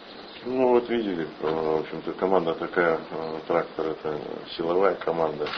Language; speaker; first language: Russian; native; Russian